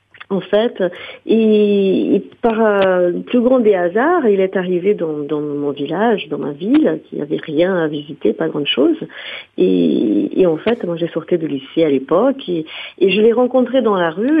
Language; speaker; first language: French; non-native, fluent; Portuguese